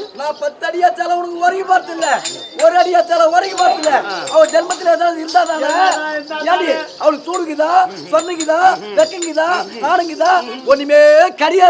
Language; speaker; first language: Tamil; native; Tamil